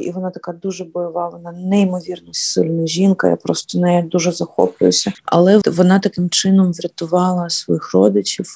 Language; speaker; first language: Polish; non-native, learner; Ukrainian